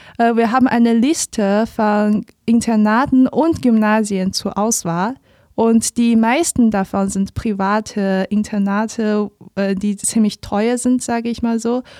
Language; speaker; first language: German; non-native, fluent; Chinese